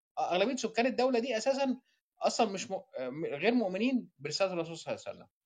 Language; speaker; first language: Arabic; native; Arabic